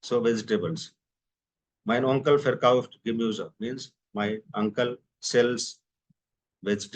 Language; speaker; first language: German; non-native, fluent; Hindi